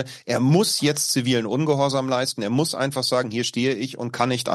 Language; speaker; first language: German; native; German